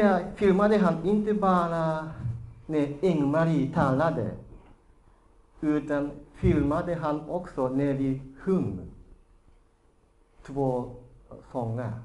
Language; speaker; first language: Swedish; non-native, fluent; Japanese